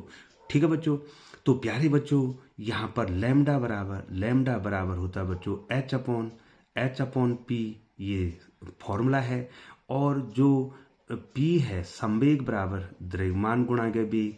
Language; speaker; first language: Hindi; native; Hindi